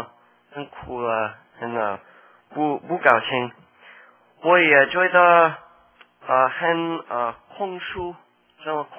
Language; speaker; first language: Chinese; non-native, learner; English